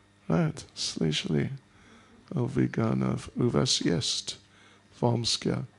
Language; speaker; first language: Russian; non-native, learner; English